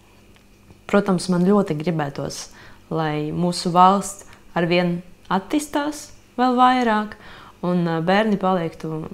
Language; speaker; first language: Latvian; non-native, local second language; Russian